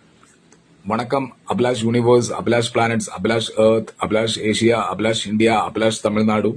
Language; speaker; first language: Tamil; non-native, learner; Malayalam